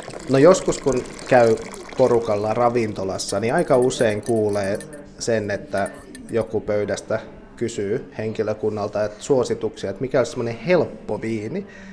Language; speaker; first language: Finnish; native; Finnish